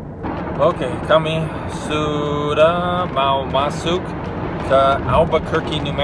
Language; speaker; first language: Indonesian; non-native, fluent; English